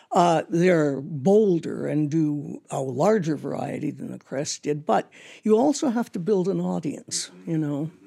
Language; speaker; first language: English; native; English